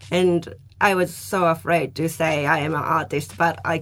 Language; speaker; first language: English; non-native, fluent; Japanese